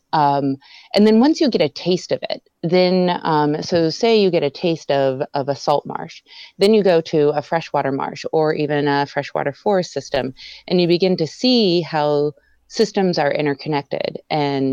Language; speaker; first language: English; native; English